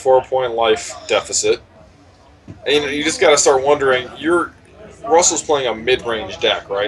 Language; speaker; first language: English; native; English